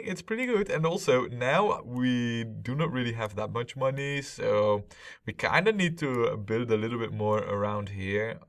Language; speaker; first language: English; non-native, fluent; Dutch